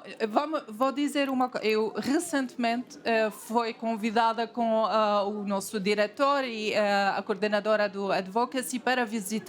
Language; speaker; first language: Portuguese; non-native, fluent; Arabic